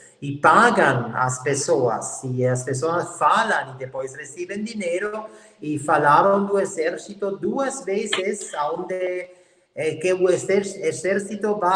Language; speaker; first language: Portuguese; non-native, fluent; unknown